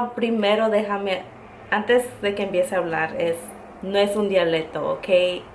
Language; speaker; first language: Spanish; early bilingual, heritage; Spanish